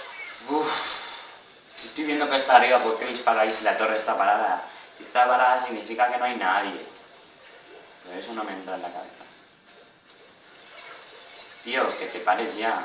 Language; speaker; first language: Spanish; native; Spanish